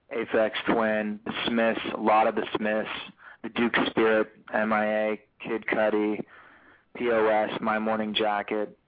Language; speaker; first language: English; native; English